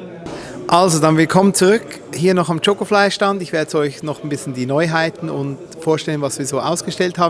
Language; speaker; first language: German; native; German